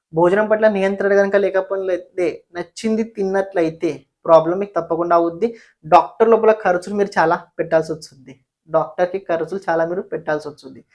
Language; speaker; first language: Telugu; non-native, local second language; Marathi